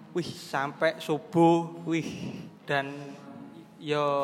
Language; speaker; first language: Indonesian; non-native, local second language; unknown